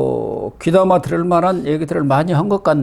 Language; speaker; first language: Korean; native; Korean